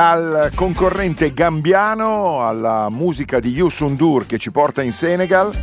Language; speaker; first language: Italian; native; Italian